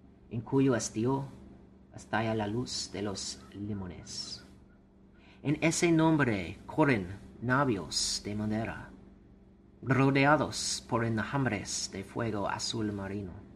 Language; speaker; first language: Spanish; non-native, fluent; English